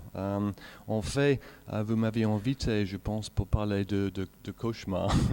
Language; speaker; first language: French; non-native, fluent; English